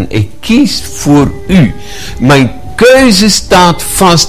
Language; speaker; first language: Dutch; non-native, fluent; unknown